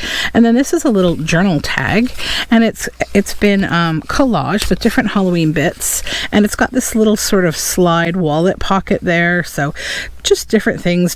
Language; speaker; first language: English; native; English